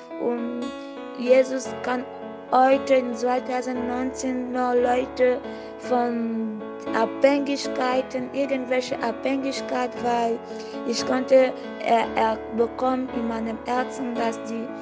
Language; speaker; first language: German; non-native, fluent; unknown